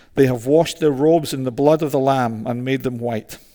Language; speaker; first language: English; native; English